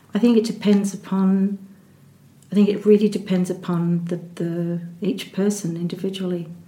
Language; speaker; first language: English; native; English